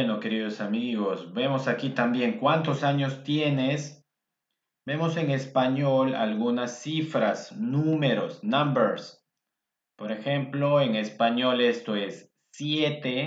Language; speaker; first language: Spanish; non-native, fluent; English